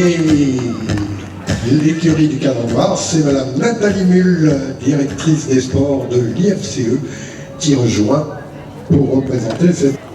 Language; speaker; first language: French; native; French